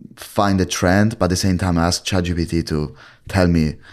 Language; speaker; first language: English; non-native, fluent; Italian